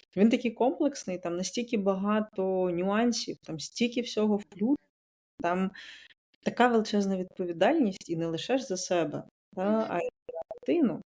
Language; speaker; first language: Ukrainian; native; Ukrainian